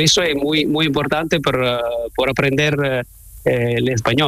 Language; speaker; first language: Spanish; non-native, learner; Italian